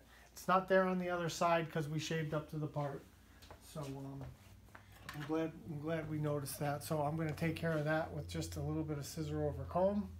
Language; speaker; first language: English; native; English